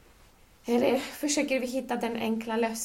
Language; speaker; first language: Swedish; non-native, fluent; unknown